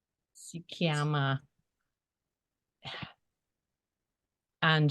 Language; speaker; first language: Italian; non-native, learner; English